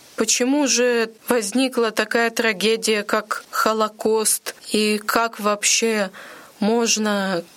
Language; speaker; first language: Russian; native; Russian